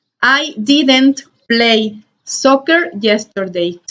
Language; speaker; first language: English; non-native, learner; Spanish